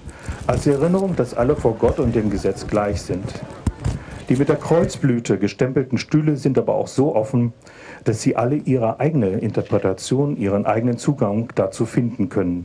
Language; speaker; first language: German; native; German